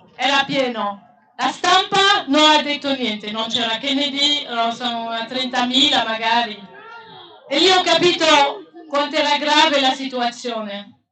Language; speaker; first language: Italian; non-native, fluent; French